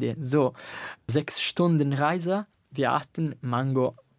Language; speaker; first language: German; non-native, learner; Italian